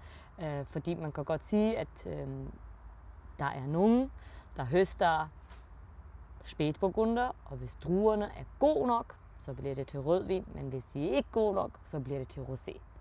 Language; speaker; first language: Danish; early bilingual, heritage; German